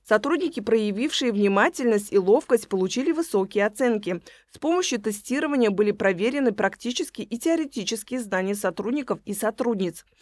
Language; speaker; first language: Russian; non-native, local second language; Uzbek